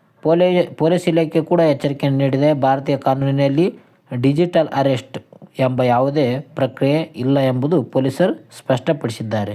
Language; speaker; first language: Kannada; native; Kannada